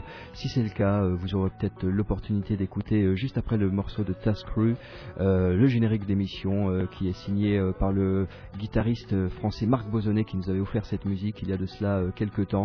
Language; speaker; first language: French; native; French